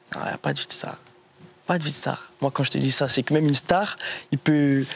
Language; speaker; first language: French; native; French